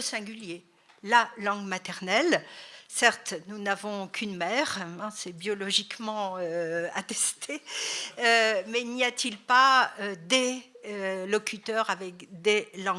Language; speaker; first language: French; native; French